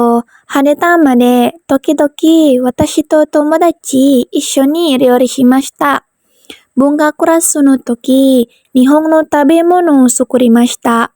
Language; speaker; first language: Japanese; non-native, learner; Indonesian